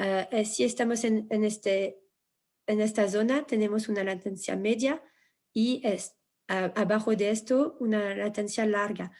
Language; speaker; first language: Spanish; non-native, fluent; French